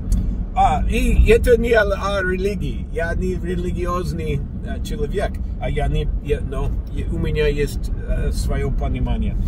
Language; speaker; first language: Russian; non-native, fluent; English